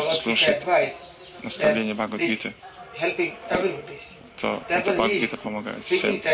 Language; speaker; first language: Russian; non-native, learner; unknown